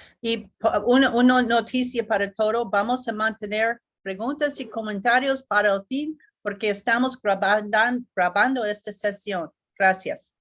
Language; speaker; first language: Spanish; non-native, learner; English